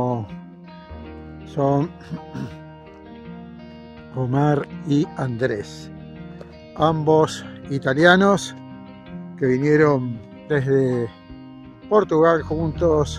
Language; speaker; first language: Spanish; native; Spanish